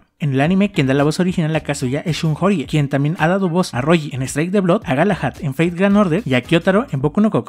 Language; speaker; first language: Spanish; native; Spanish